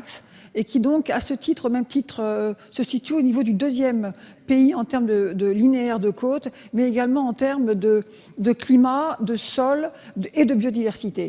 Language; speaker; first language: French; native; French